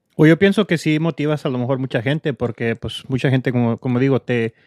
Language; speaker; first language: Spanish; early bilingual, heritage; Spanish